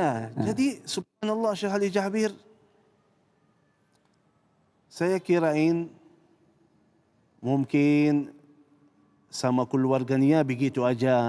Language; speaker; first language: Indonesian; non-native, fluent; Arabic